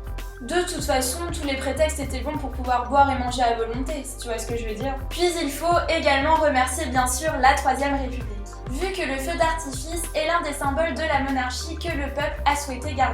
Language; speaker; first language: French; native; French